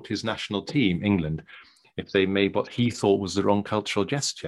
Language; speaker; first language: English; native; English